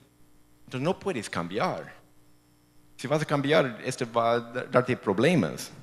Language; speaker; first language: Spanish; non-native, fluent; English